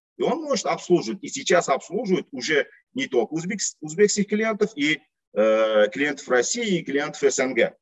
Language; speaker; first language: Russian; non-native, local second language; Uzbek